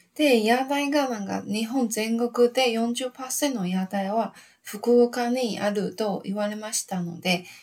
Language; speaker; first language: Japanese; non-native, fluent; Chinese